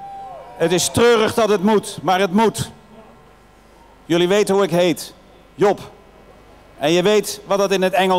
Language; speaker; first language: Dutch; native; Dutch